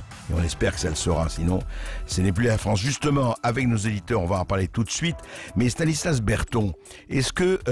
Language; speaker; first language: French; native; French